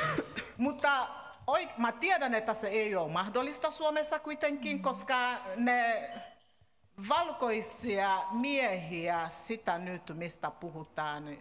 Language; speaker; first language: Finnish; non-native, learner; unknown